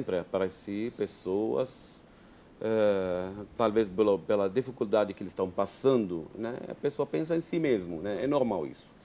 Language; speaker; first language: Portuguese; non-native, fluent; Arabic